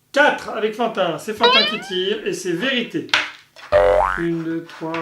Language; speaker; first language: French; native; French